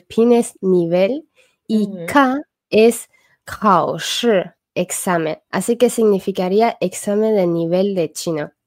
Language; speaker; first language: Spanish; non-native, fluent; Chinese